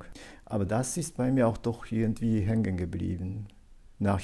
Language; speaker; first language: German; non-native, fluent; Japanese